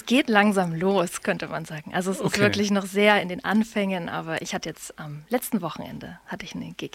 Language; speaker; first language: German; native; German